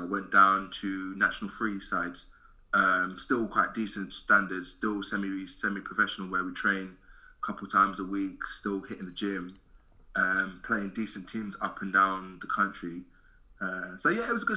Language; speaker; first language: English; native; English